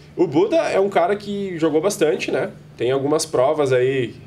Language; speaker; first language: Portuguese; native; Portuguese